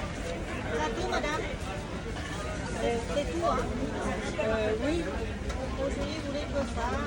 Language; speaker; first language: French; non-native, learner; Thai